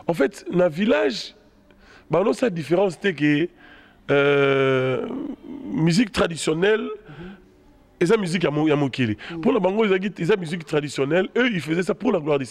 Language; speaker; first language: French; non-native, local second language; Lingala